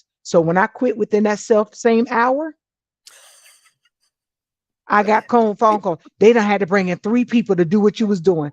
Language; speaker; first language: English; native; English